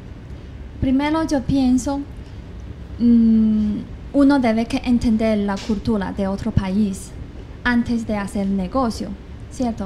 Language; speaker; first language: Spanish; non-native, fluent; Chinese